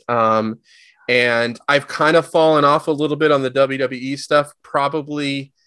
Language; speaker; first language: English; native; English